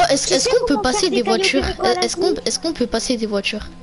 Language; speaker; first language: French; native; French